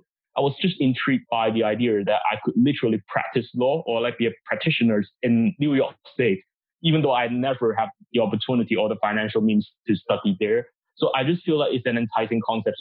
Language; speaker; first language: English; non-native, local second language; Cantonese